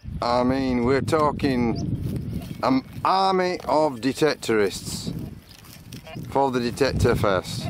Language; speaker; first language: English; native; English